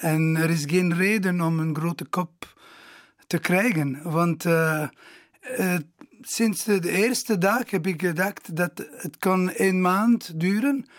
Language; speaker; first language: Dutch; non-native, local second language; Italian